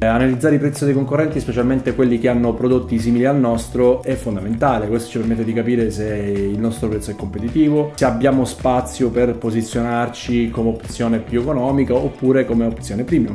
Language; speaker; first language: Italian; native; Italian